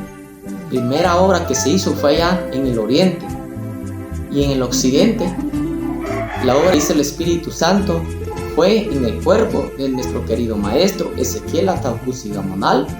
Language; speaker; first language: Spanish; native; Spanish